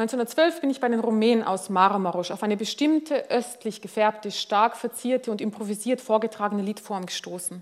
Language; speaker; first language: German; non-native, fluent; Hungarian